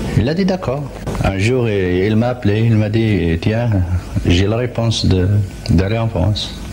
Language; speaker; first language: French; non-native, local second language; Arabic